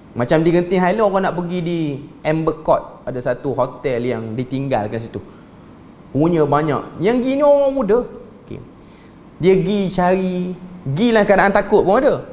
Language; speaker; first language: Malay; native; Malay